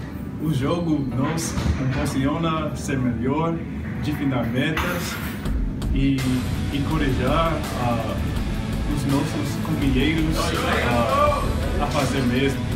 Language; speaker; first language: Portuguese; non-native, learner; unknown